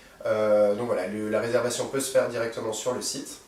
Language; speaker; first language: French; native; French